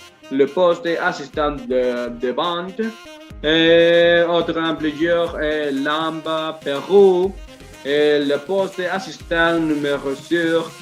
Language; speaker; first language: French; non-native, learner; Spanish